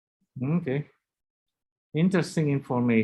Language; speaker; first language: English; non-native, learner; Indonesian